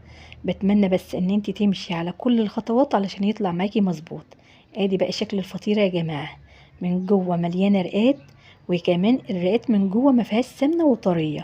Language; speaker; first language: Arabic; native; Arabic